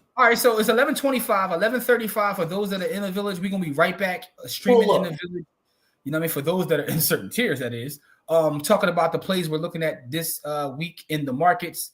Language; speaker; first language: English; native; English